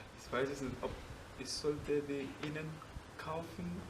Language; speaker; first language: German; non-native, learner; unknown